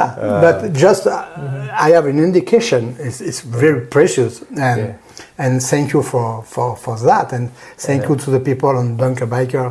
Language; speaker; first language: English; non-native, learner; French